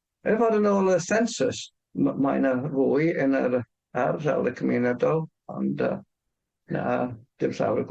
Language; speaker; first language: Welsh; non-native, fluent; English